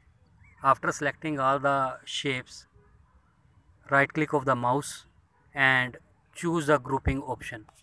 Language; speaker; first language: English; non-native, local second language; Hindi